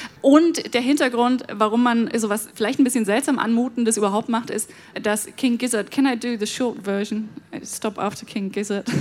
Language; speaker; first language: German; native; German